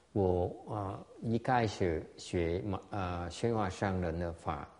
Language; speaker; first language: Chinese; non-native, learner; Vietnamese